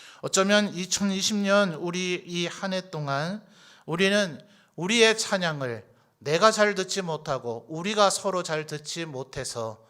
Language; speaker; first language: Korean; native; Korean